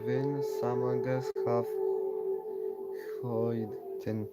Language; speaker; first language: Icelandic; non-native, learner; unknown